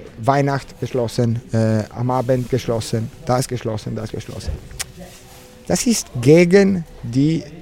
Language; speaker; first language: German; non-native, local second language; Italian